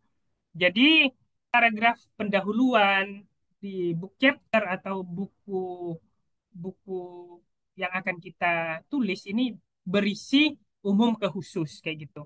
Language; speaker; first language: Indonesian; native; Indonesian